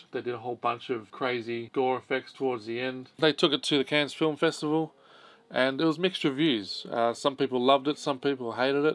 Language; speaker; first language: English; native; English